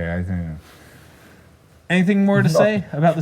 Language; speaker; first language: English; native; English